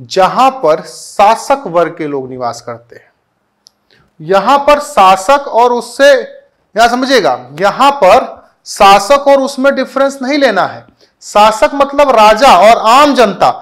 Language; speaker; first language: Hindi; native; Hindi